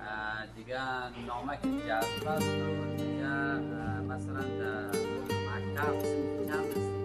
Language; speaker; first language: Persian; native; Persian